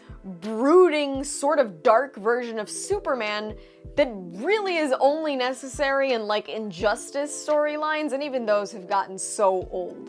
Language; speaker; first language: English; native; English